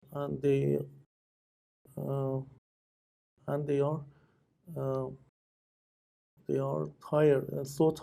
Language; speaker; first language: English; non-native, learner; Persian